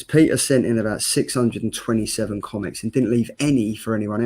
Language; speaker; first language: English; native; English